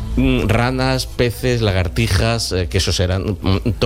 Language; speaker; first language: Spanish; native; Spanish